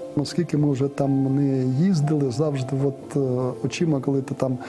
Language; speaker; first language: Ukrainian; native; Ukrainian